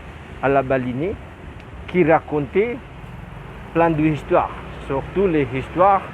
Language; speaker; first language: French; non-native, learner; Indonesian